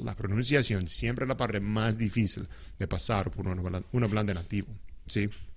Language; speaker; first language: Spanish; non-native, fluent; English